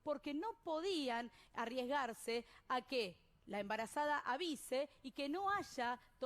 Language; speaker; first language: Spanish; native; Spanish